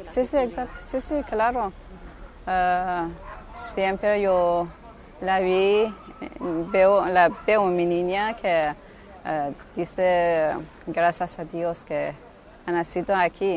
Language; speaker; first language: Spanish; non-native, learner; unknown